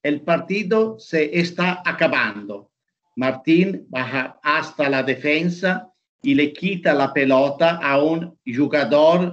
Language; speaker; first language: Spanish; non-native, learner; Italian